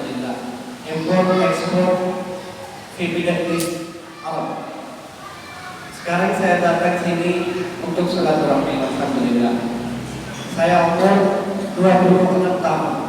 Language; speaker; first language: Indonesian; non-native, learner; Urdu